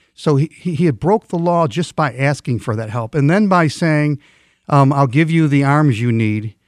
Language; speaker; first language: English; non-native, fluent; Swedish